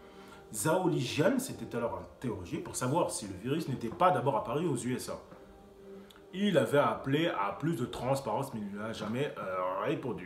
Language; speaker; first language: French; native; French